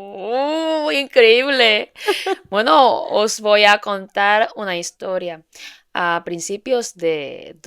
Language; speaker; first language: Spanish; non-native, fluent; Korean